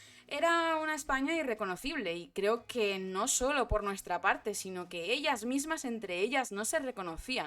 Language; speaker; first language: Spanish; native; Spanish